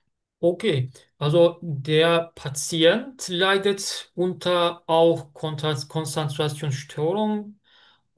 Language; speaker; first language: German; non-native, learner; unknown